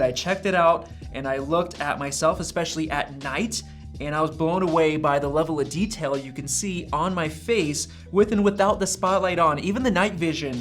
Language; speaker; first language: English; native; English